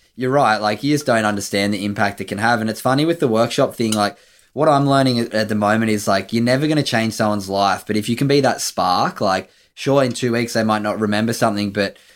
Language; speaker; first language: English; native; English